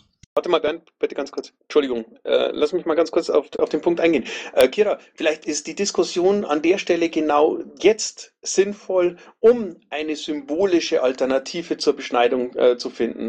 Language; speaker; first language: German; native; German